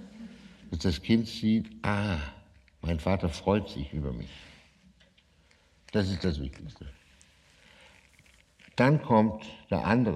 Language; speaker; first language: German; non-native, fluent; Danish